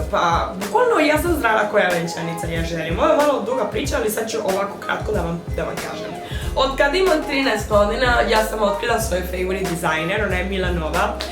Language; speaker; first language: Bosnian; non-native, fluent; Spanish